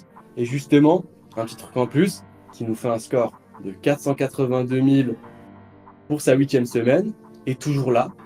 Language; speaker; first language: French; native; French